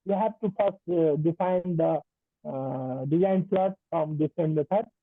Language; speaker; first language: English; non-native, local second language; Nepali